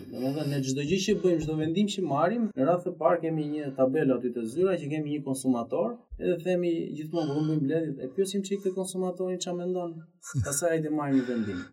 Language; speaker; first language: Albanian; early bilingual, heritage; Albanian